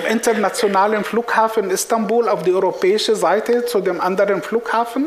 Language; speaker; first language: German; non-native, fluent; Arabic